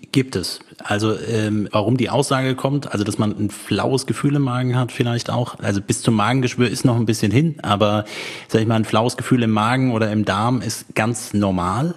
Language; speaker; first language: German; native; German